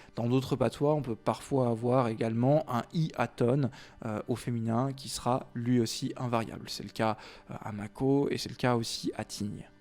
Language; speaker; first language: French; native; French